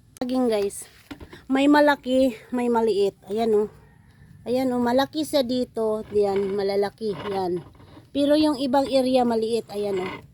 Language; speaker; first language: Filipino; non-native, local second language; Cebuano